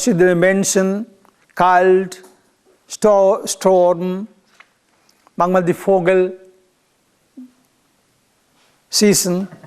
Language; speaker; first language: German; non-native, learner; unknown